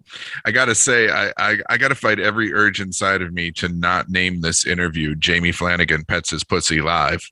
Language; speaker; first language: English; native; English